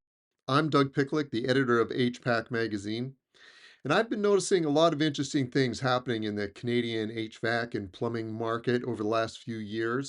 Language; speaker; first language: English; native; English